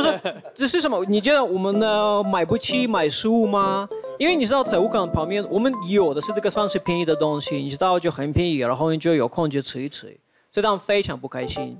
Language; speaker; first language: Chinese; non-native, fluent; Ukrainian